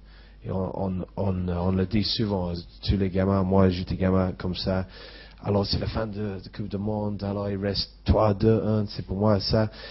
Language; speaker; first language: French; non-native, fluent; English